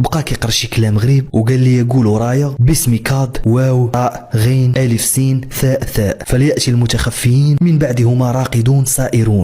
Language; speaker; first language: Arabic; native; Arabic